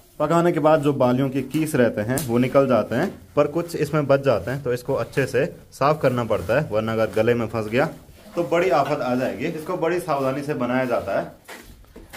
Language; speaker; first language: Hindi; non-native, local second language; Garhwali